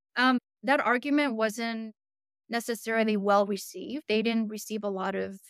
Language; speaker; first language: English; early bilingual, other home language; Korean